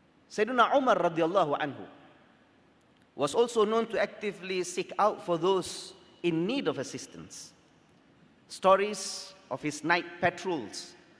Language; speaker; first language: English; non-native, local second language; Malay